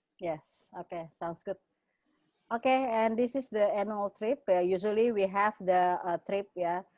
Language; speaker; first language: English; non-native, fluent; Indonesian